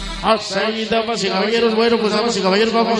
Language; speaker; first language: Spanish; native; Spanish